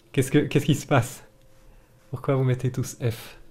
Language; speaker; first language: French; native; French